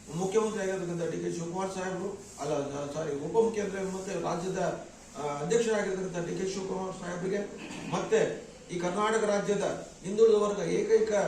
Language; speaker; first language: Kannada; non-native, local second language; Lambadi